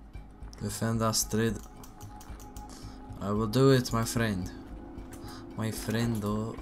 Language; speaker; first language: English; non-native, fluent; Swedish